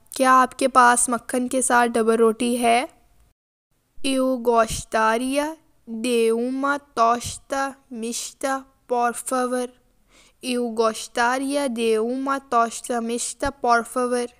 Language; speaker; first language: Portuguese; non-native, learner; Urdu